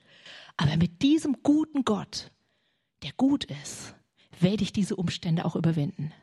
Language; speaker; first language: German; native; German